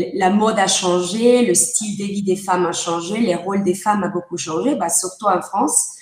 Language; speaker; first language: French; non-native, fluent; Spanish